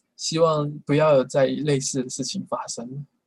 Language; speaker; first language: Chinese; native; Chinese